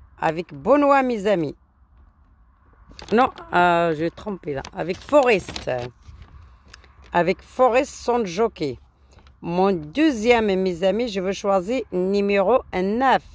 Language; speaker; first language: French; non-native, learner; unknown